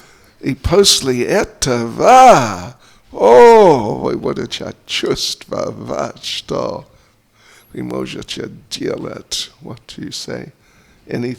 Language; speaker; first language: Russian; non-native, learner; English